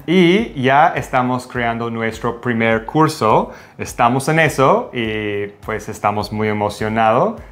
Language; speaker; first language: Spanish; non-native, fluent; English